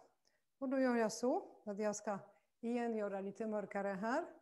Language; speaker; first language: Swedish; non-native, fluent; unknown